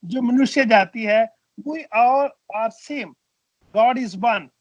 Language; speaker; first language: Hindi; non-native, local second language; Punjabi